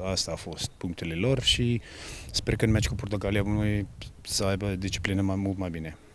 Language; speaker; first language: Romanian; non-native, learner; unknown